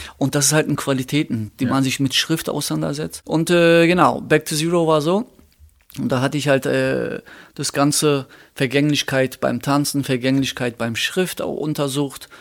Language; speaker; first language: German; early bilingual, other home language; Turkish